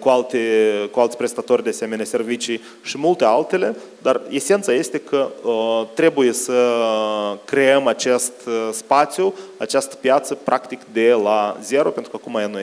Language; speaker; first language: Romanian; native; Romanian